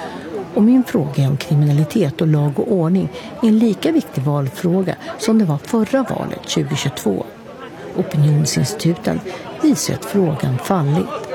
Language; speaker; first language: Swedish; native; Swedish